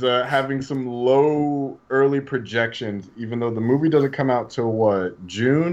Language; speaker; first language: English; native; English